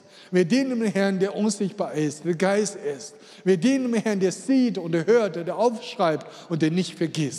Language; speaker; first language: German; non-native, fluent; Chinese